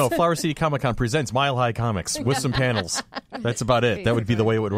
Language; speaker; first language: English; native; English